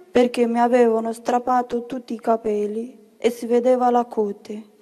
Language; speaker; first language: Italian; non-native, fluent; Bulgarian